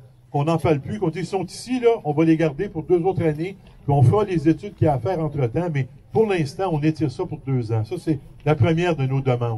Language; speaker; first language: French; native; French